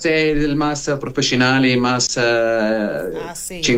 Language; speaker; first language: Spanish; non-native, learner; Arabic